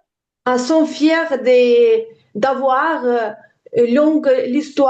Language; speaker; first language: French; non-native, learner; Ukrainian